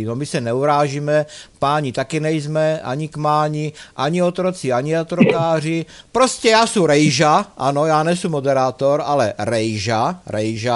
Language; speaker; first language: Czech; native; Czech